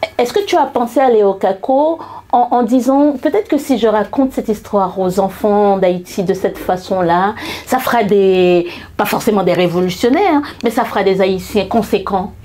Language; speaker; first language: French; non-native, local second language; Haitian Creole